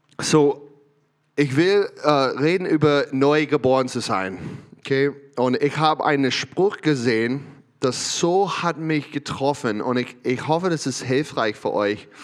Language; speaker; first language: German; non-native, learner; English